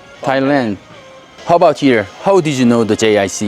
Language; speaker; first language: English; non-native, learner; Korean